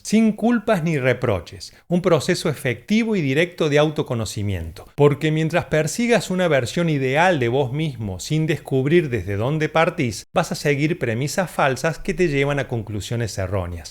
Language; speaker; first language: Spanish; native; Spanish